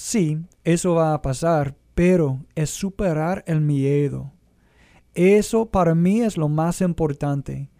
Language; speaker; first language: Spanish; non-native, fluent; English